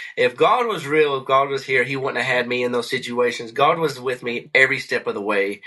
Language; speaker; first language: English; native; English